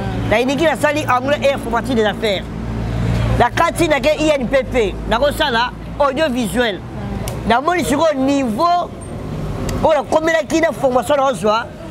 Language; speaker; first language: French; non-native, local second language; Lingala